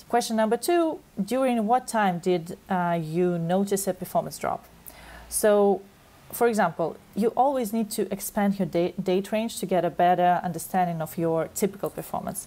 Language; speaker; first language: English; non-native, fluent; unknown